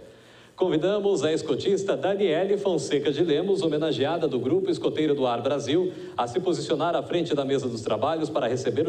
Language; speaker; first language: Portuguese; native; Portuguese